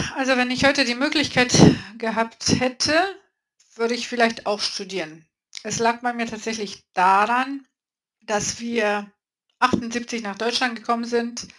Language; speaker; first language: German; early bilingual, other home language; Polish